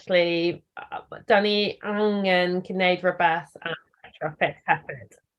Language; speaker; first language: Welsh; non-native, learner; English